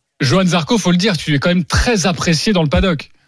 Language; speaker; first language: French; native; French